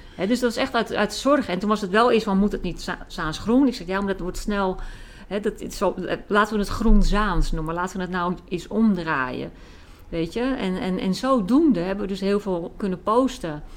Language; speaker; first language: Dutch; native; Dutch